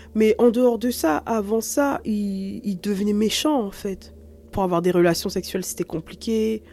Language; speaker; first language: French; native; French